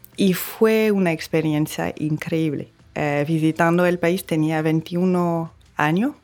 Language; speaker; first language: Spanish; non-native, fluent; French